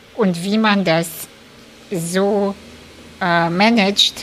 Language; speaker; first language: German; non-native, fluent; Russian